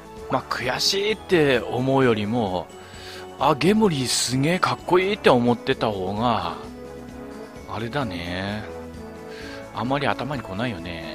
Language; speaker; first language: Japanese; native; Japanese